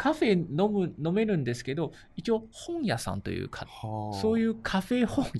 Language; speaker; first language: Japanese; native; Japanese